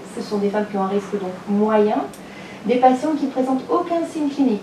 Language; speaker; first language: French; native; French